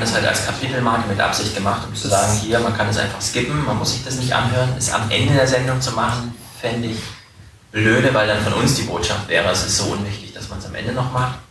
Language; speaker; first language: German; native; German